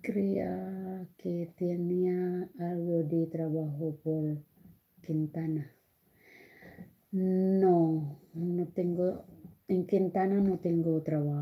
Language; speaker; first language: Spanish; non-native, learner; Filipino